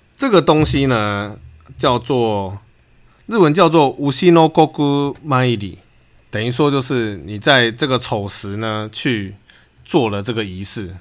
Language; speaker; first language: Chinese; native; Chinese